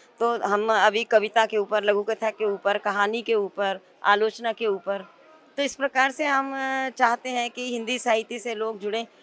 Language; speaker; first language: Hindi; native; Hindi